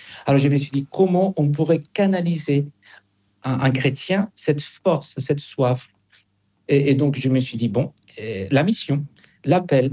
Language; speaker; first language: French; non-native, fluent; Spanish